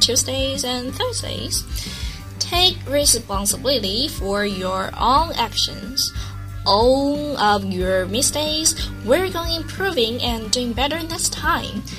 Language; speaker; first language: English; non-native, fluent; Chinese